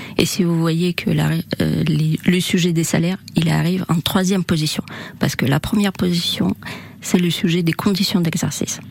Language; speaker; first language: French; non-native, fluent; Russian